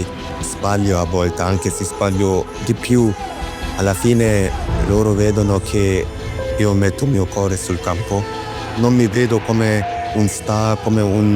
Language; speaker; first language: Italian; non-native, fluent; German